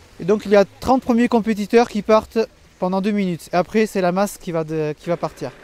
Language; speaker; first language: French; native; French